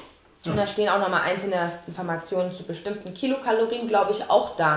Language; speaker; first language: German; native; German